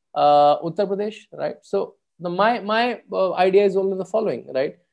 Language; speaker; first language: English; non-native, local second language; Hindi